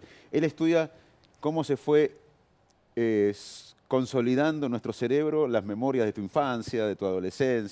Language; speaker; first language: Spanish; native; Spanish